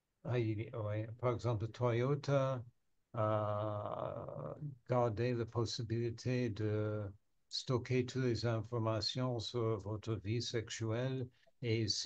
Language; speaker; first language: French; non-native, learner; English